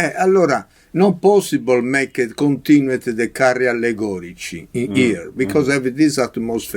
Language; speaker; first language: English; non-native, learner; Italian